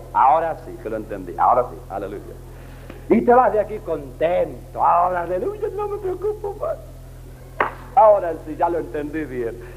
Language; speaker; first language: Spanish; native; Spanish